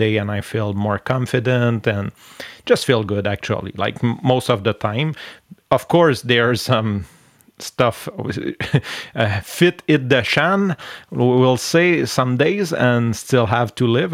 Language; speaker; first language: English; non-native, fluent; French